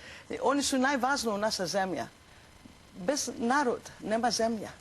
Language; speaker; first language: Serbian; non-native, learner; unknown